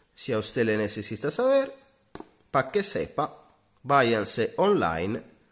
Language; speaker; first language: Spanish; non-native, learner; Italian